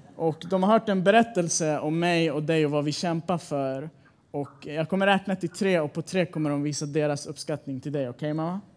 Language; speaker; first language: Swedish; early bilingual, other home language; Persian